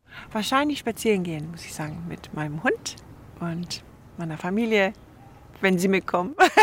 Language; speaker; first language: German; early bilingual, other home language; English